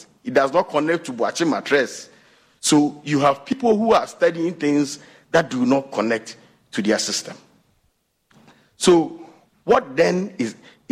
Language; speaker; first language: English; non-native, local second language; Akan